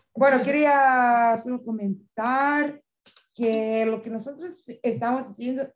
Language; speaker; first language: Spanish; non-native, fluent; Serbian